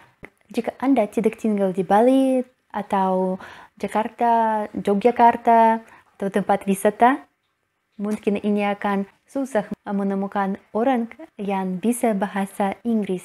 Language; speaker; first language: Indonesian; non-native, learner; Russian